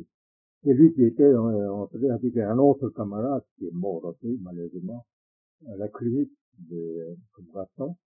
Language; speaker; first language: French; non-native, fluent; Korean